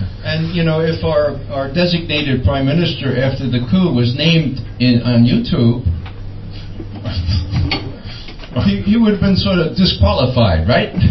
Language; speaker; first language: English; native; English